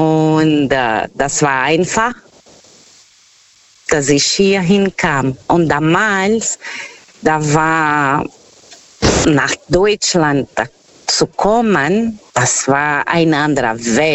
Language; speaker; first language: German; non-native, learner; Portuguese